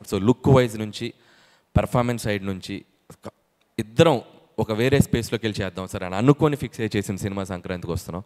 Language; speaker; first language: Telugu; native; Telugu